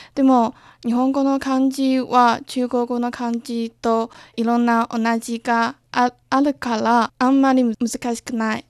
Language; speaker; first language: Japanese; non-native, learner; Chinese